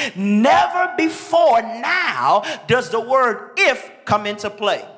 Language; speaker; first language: English; native; English